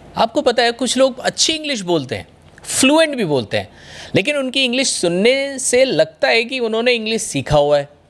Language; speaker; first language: Hindi; non-native, local second language; Bangla